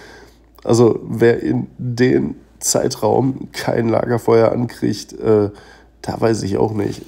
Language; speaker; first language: German; native; German